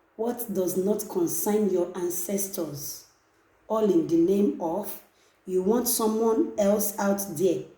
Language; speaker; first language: English; non-native, local second language; Yoruba